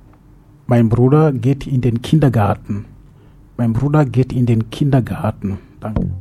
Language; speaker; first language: German; non-native, fluent; French